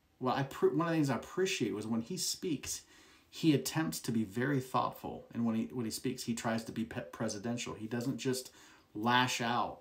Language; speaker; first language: English; native; English